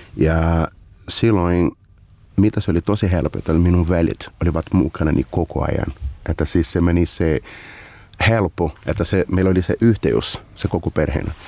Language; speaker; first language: Finnish; non-native, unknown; Portuguese